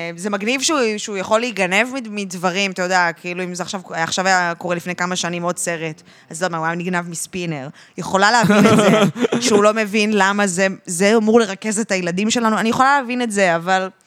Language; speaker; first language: Hebrew; native; Hebrew